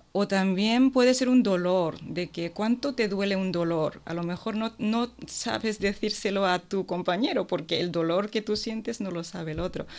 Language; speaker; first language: Spanish; non-native, fluent; Japanese